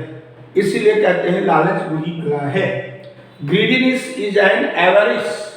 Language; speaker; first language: Hindi; native; Hindi